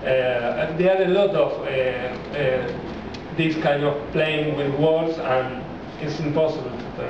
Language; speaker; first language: English; non-native, learner; Spanish